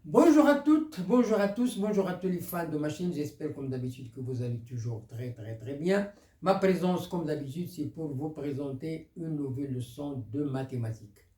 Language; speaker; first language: French; non-native, local second language; Arabic